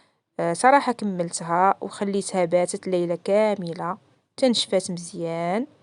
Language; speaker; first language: Arabic; native; Arabic